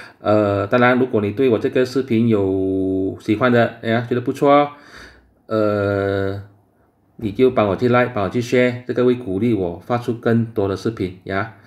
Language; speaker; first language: Chinese; native; Chinese